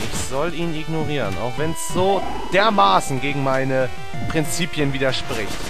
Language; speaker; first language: German; native; German